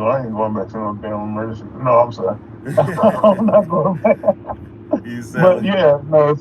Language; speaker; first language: English; native; English